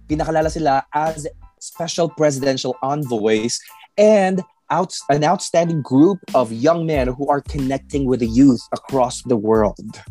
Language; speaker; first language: English; non-native, local second language; Filipino